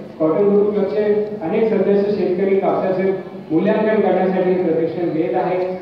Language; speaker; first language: Marathi; non-native, local second language; Hindi